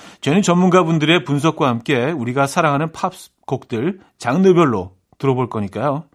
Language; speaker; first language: Korean; native; Korean